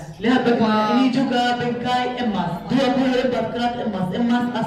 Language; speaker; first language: Indonesian; non-native, fluent; Arabic